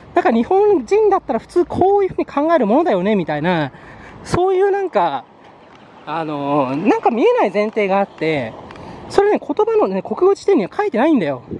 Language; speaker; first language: Japanese; native; Japanese